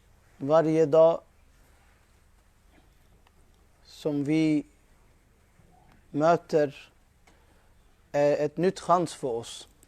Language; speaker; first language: Swedish; non-native, fluent; Urdu